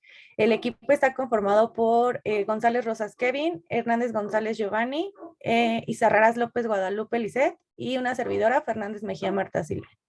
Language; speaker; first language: Spanish; native; Spanish